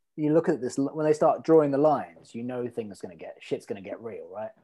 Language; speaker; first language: English; early bilingual, other home language; Norwegian